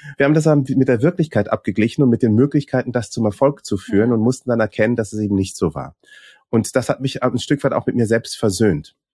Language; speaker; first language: German; early bilingual, other home language; Swahili